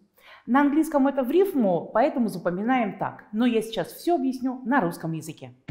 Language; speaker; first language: Russian; native; Russian